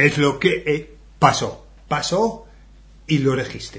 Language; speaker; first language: Spanish; non-native, fluent; English